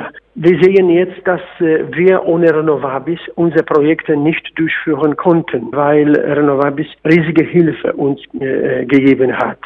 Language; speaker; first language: German; non-native, fluent; Polish